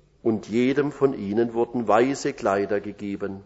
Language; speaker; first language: German; native; German